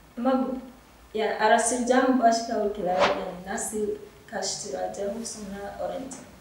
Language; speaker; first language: Turkish; non-native, learner; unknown